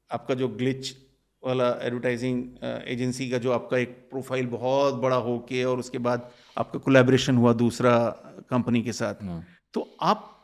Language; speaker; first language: Hindi; native; Hindi